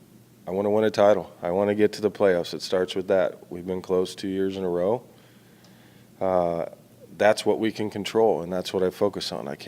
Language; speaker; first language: English; native; English